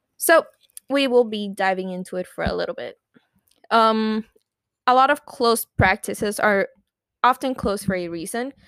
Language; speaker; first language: English; non-native, fluent; Spanish